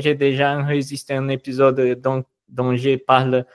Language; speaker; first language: French; non-native, fluent; Portuguese